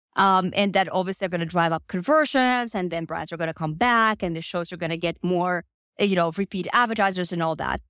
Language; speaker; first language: English; non-native, fluent; Finnish